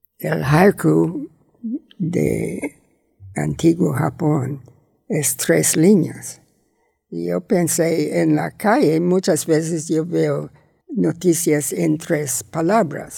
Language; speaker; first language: Spanish; non-native, learner; English